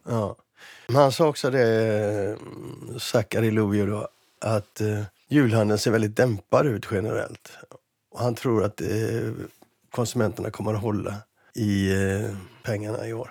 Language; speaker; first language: Swedish; native; Swedish